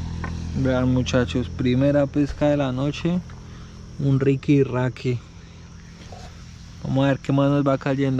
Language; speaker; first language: Spanish; native; Spanish